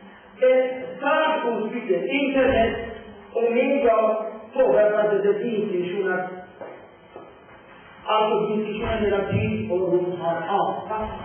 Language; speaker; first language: Swedish; non-native, fluent; Persian